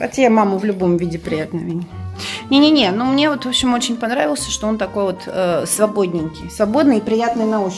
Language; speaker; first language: Russian; native; Russian